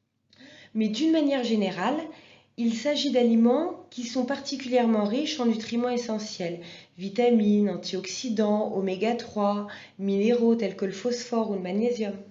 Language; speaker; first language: French; native; French